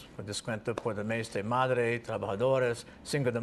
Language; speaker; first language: Spanish; non-native, learner; English